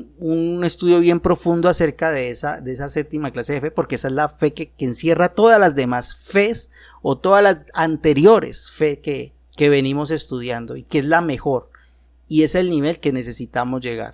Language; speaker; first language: Spanish; native; Spanish